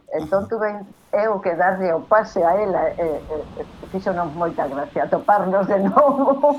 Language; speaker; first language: Galician; non-native, local second language; Spanish